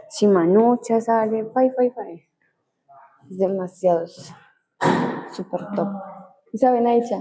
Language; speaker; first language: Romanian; non-native, learner; Spanish